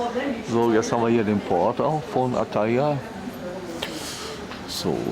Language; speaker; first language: German; native; German